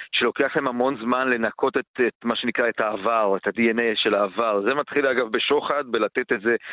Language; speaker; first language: Hebrew; early bilingual, other home language; Romanian